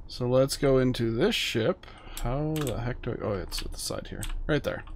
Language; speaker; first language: English; native; English